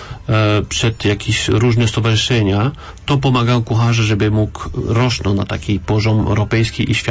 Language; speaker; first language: Polish; non-native, learner; French